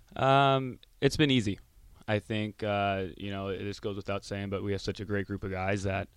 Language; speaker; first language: English; native; English